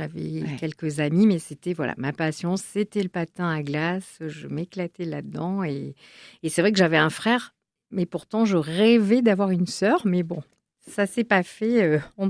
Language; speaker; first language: French; native; French